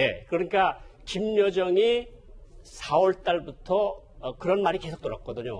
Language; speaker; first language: Korean; native; Korean